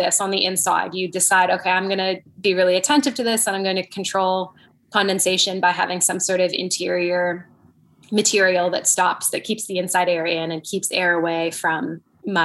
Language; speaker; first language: English; native; English